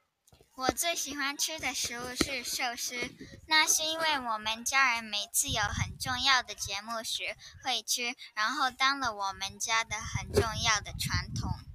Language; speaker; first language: Chinese; early bilingual, heritage; Chinese